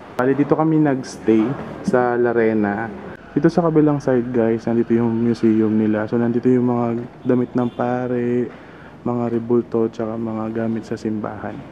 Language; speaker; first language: Filipino; native; Filipino